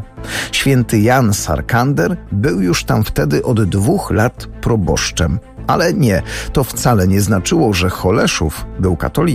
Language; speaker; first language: Polish; native; Polish